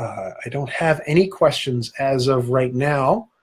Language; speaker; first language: English; native; English